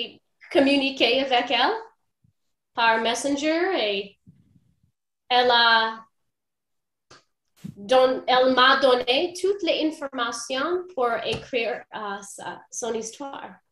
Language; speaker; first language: French; non-native, fluent; English